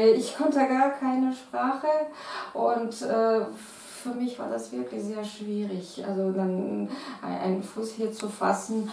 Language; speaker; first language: German; non-native, fluent; Russian